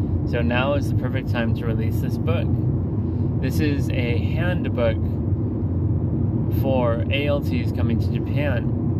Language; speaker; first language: English; native; English